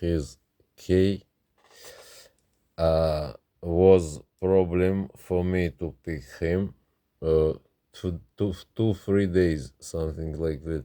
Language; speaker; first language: English; non-native, learner; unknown